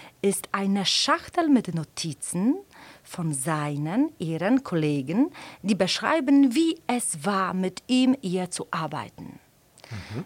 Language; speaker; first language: German; non-native, fluent; Polish